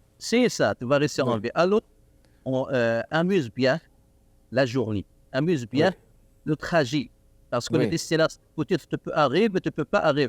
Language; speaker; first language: French; non-native, learner; Arabic